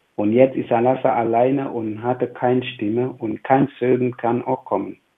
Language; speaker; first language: German; non-native, fluent; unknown